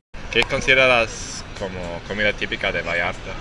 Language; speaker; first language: Spanish; non-native, learner; English